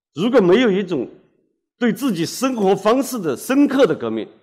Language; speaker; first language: Chinese; native; Chinese